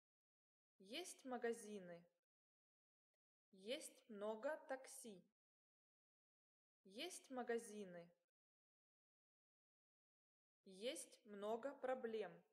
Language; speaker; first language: Russian; non-native, learner; English